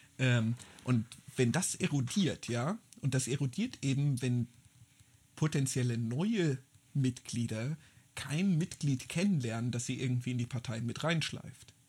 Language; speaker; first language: German; native; German